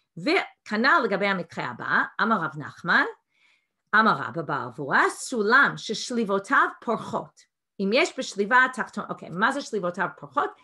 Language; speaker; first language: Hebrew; non-native, fluent; English